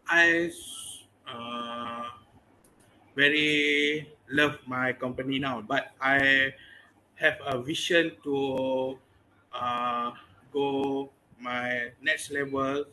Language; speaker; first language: English; non-native, learner; Malay